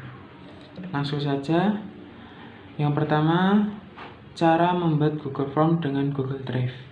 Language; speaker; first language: Indonesian; native; Indonesian